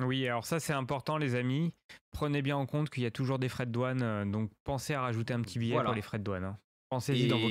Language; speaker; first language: French; native; French